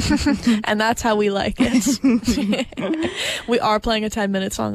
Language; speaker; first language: English; native; English